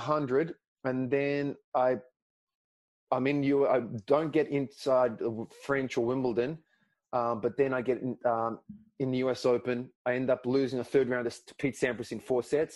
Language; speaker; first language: English; non-native, local second language; Greek